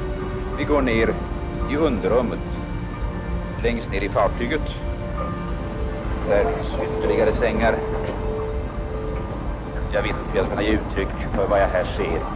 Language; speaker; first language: Swedish; native; Swedish